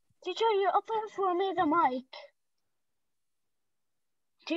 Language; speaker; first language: English; non-native, learner; Arabic